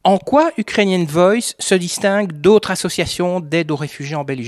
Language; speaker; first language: French; native; French